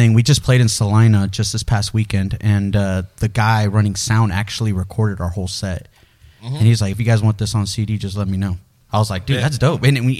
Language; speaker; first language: English; early bilingual, other home language; Spanish